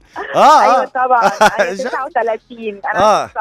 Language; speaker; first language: Arabic; native; Arabic